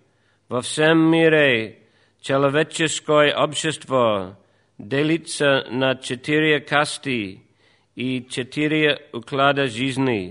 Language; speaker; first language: Russian; non-native, fluent; English